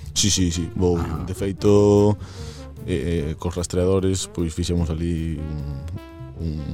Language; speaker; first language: Galician; native; Galician